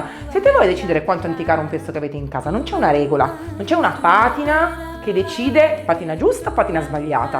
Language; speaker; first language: Italian; native; Italian